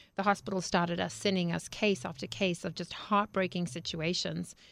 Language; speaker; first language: English; native; English